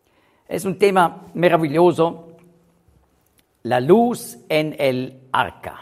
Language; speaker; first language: Spanish; non-native, learner; German